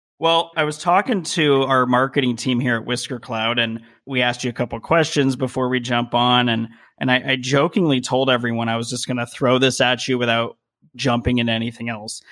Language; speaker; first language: English; native; English